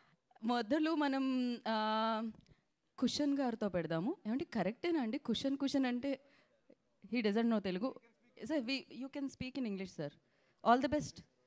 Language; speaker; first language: Telugu; native; Telugu